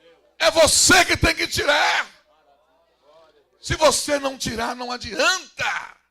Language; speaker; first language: Portuguese; native; Portuguese